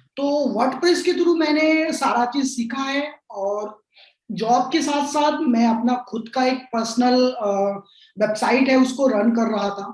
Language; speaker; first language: Hindi; non-native, local second language; Bangla